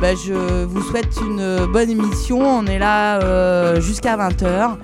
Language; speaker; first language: French; native; French